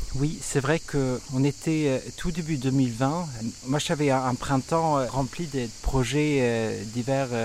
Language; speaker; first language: French; non-native, fluent; Swedish